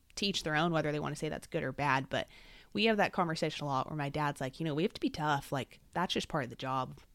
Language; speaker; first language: English; native; English